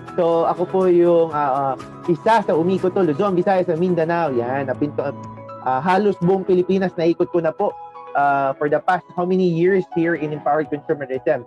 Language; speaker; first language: Filipino; non-native, local second language; Pangasinan